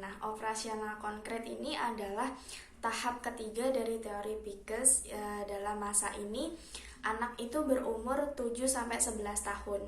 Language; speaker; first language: Indonesian; native; Indonesian